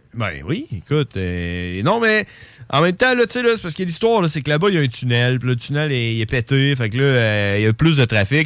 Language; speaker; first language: French; native; French